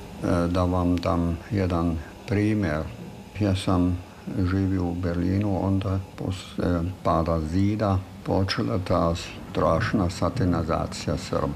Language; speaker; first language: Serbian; non-native, fluent; German